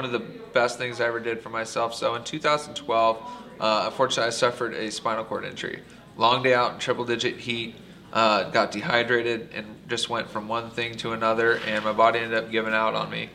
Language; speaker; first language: English; native; English